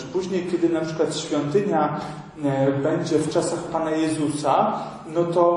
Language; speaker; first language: Polish; native; Polish